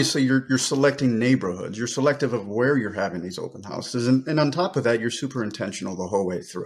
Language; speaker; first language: English; native; English